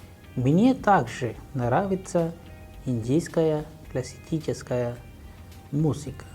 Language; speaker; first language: Russian; non-native, fluent; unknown